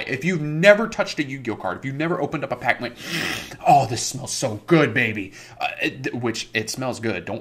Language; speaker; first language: English; native; English